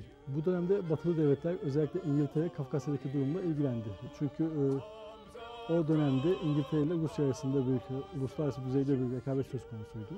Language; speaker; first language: Turkish; native; Turkish